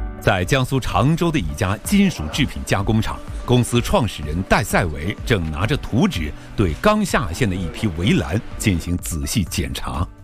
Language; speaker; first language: Chinese; native; Chinese